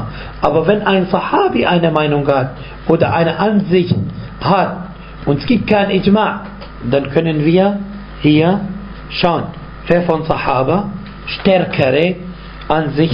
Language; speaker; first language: German; non-native, fluent; Arabic